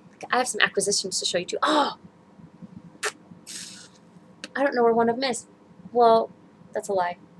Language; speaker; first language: English; native; English